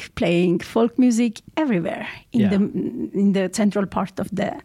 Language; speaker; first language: English; non-native, fluent; Armenian